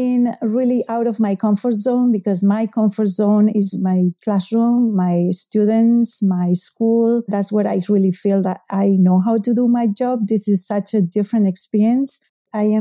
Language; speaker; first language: English; non-native, fluent; Spanish